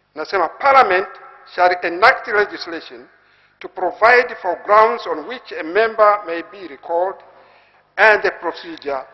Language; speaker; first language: English; non-native, local second language; Swahili